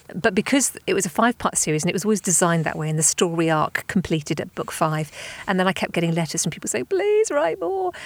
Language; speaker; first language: English; native; English